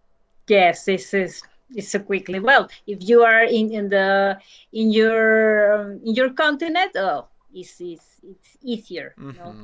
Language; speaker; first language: English; non-native, learner; Spanish